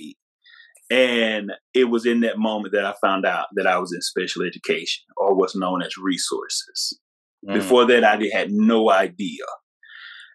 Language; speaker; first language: English; native; English